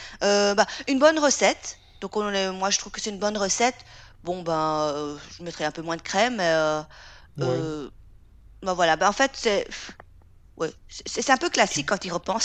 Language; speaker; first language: French; native; French